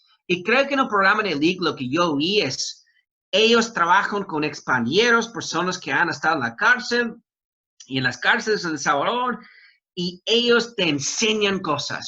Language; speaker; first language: Spanish; non-native, fluent; English